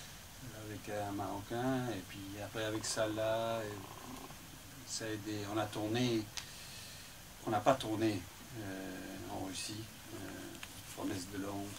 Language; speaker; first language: French; non-native, fluent; English